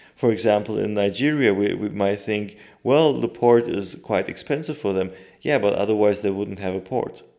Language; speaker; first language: English; non-native, fluent; Turkish